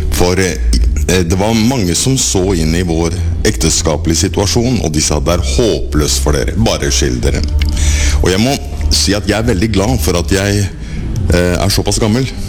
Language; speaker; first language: Norwegian; native; Norwegian